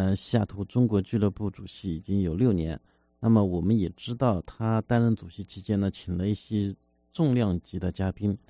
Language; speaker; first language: Chinese; native; Chinese